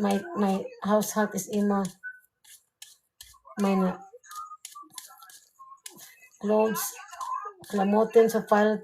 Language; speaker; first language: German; non-native, learner; Cebuano